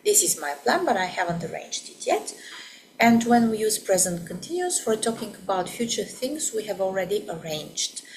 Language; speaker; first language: English; non-native, fluent; Bulgarian